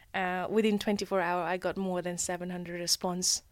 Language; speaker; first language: English; non-native, local second language; Nepali